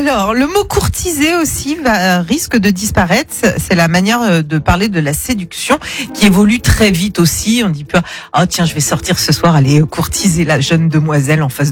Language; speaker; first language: French; native; French